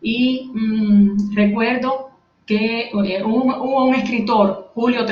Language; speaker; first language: Spanish; native; Spanish